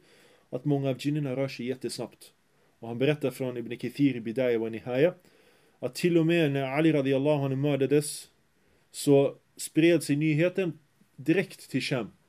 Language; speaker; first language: Swedish; early bilingual, other home language; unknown